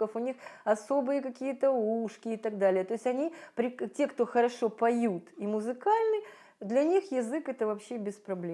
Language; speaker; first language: Russian; native; Russian